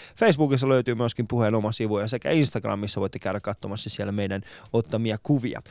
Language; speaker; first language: Finnish; early bilingual, other home language; Persian